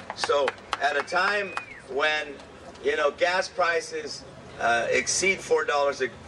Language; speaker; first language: English; native; English